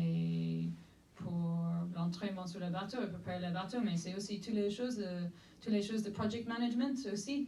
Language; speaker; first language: French; non-native, fluent; English